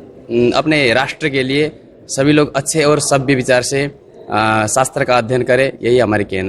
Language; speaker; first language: Hindi; native; Hindi